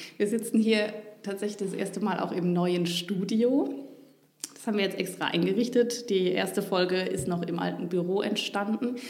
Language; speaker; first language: German; native; German